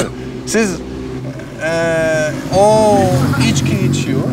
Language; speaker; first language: Turkish; non-native, learner; Dutch